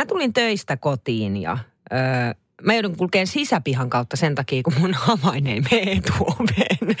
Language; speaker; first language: Finnish; native; Finnish